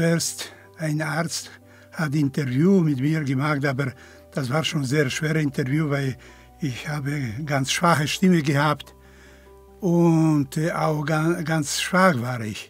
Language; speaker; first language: German; non-native, fluent; Polish